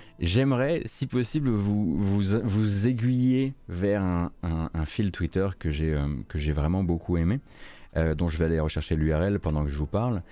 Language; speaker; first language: French; native; French